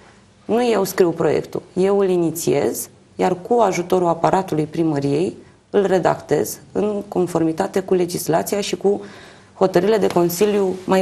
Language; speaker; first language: Romanian; native; Romanian